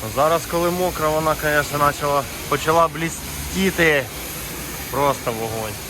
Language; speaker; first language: Ukrainian; non-native, local second language; Russian